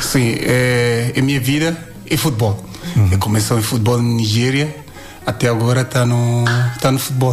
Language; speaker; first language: Portuguese; non-native, learner; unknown